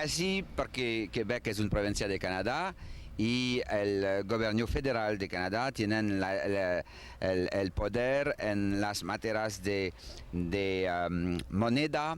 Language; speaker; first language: Spanish; non-native, learner; French